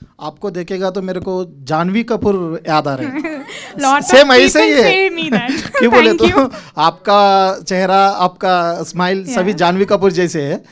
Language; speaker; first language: Hindi; non-native, local second language; Telugu